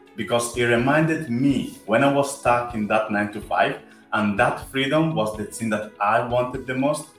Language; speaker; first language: English; non-native, fluent; Italian